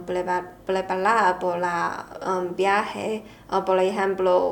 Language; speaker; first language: Spanish; non-native, learner; Chinese